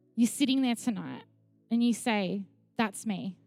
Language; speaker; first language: English; native; English